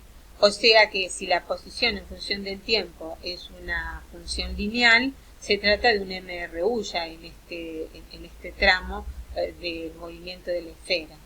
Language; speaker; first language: Spanish; native; Spanish